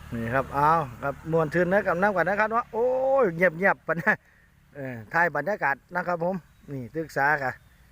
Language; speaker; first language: Thai; native; Thai